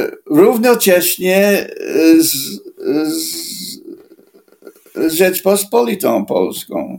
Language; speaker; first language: Polish; non-native, fluent; English